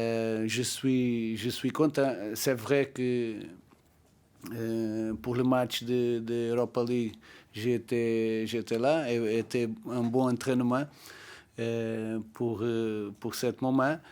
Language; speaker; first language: French; non-native, learner; Portuguese